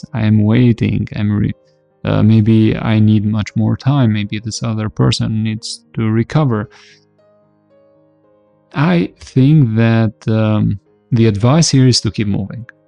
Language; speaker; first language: English; non-native, fluent; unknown